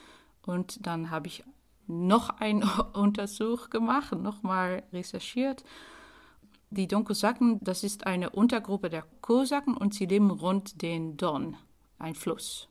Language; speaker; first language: German; non-native, fluent; Dutch